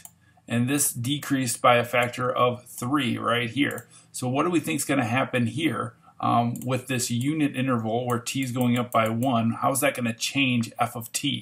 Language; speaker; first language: English; native; English